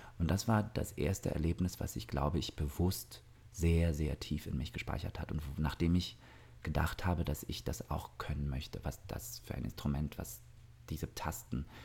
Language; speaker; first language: German; early bilingual, other home language; Russian